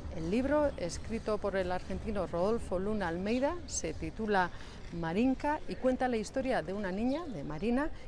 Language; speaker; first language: Spanish; native; Spanish